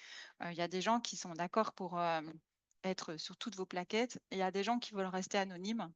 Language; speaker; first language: French; native; French